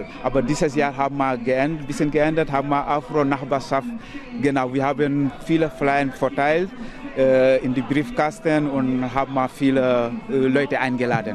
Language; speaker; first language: German; non-native, learner; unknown